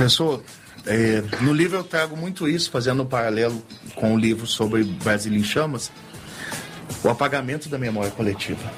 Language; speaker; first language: Portuguese; native; Portuguese